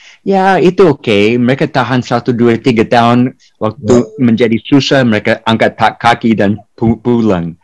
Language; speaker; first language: Indonesian; non-native, fluent; English